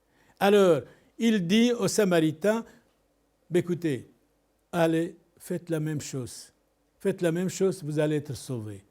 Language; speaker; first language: French; non-native, local second language; Arabic